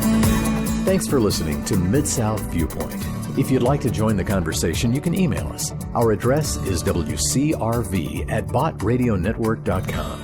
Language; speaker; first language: English; native; English